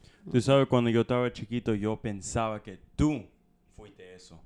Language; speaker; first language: Spanish; early bilingual, other home language; English